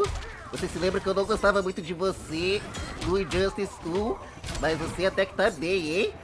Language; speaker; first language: Portuguese; native; Portuguese